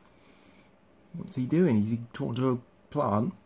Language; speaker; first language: English; native; English